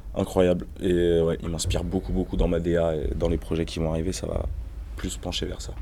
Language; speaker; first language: French; native; French